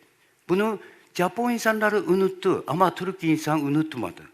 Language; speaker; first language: Turkish; non-native, learner; Japanese